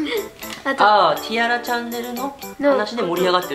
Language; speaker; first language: Japanese; native; Japanese